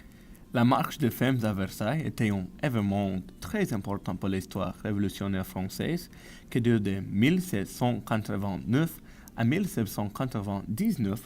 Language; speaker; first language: French; non-native, learner; English